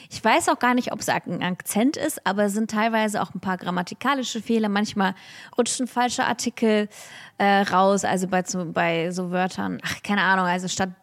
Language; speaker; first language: German; early bilingual, other home language; Russian